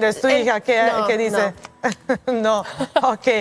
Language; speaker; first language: Spanish; non-native, learner; Croatian